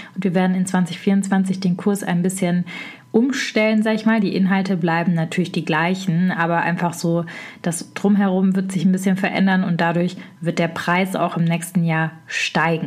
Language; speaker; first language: German; native; German